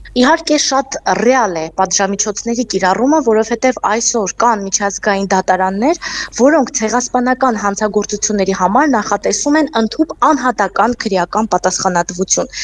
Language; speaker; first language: Armenian; native; Armenian